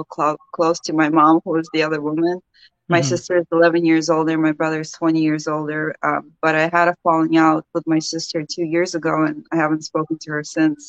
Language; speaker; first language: English; early bilingual, other home language; Ukrainian